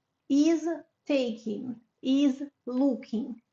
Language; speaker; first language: English; non-native, fluent; Ukrainian